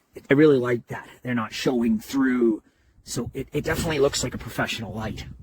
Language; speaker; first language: English; native; English